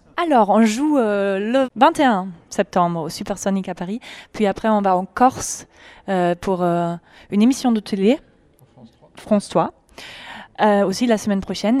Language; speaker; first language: French; non-native, fluent; German